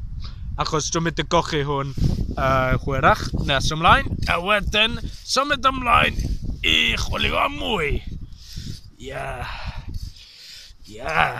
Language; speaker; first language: Welsh; non-native, learner; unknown